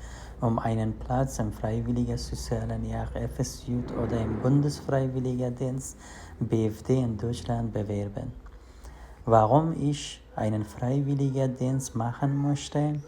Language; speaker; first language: German; non-native, learner; Persian